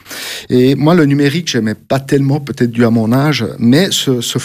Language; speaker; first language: French; native; French